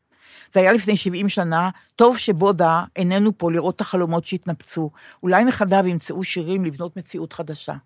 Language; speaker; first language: Hebrew; native; Hebrew